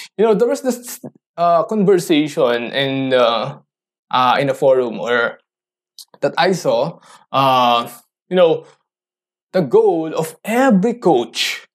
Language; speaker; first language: English; non-native, local second language; Filipino